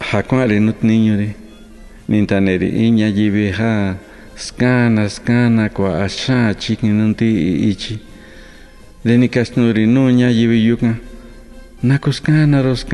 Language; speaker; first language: Spanish; non-native, local second language; Mixtepec Mixtec